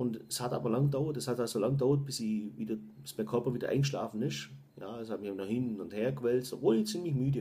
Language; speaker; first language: German; native; German